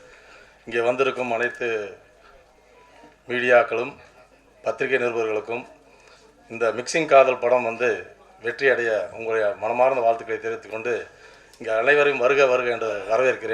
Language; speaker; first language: Tamil; native; Tamil